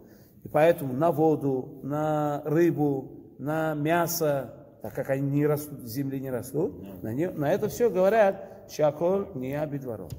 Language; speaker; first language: Russian; early bilingual, heritage; Russian